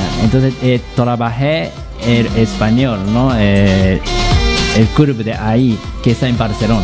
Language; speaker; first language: Spanish; non-native, learner; Japanese